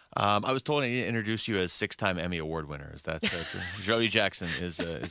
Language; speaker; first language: English; native; English